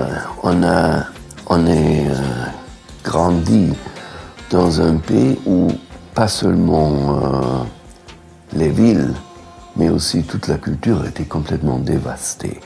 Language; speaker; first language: French; non-native, fluent; German